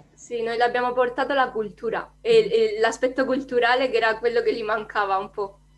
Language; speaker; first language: Italian; non-native, fluent; Spanish